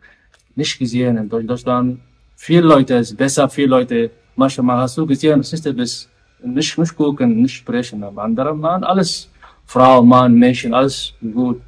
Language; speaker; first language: German; non-native, learner; Somali